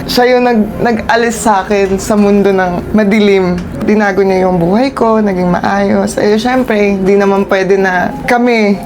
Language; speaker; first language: Filipino; non-native, local second language; Cebuano